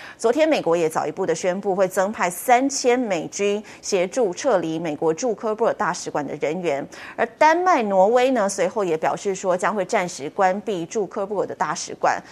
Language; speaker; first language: Chinese; native; Chinese